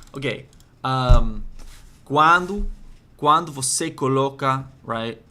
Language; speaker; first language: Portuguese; non-native, learner; English